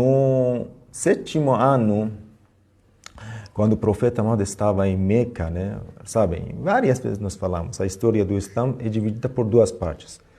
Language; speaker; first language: Portuguese; non-native, fluent; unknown